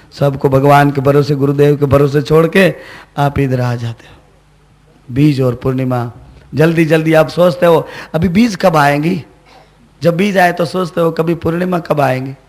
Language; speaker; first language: Hindi; non-native, local second language; Gujarati